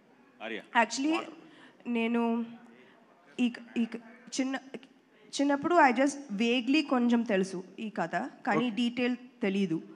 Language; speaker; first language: Telugu; non-native, fluent; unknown